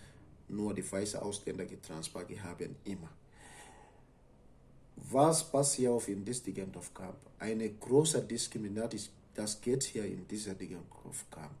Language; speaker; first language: German; non-native, learner; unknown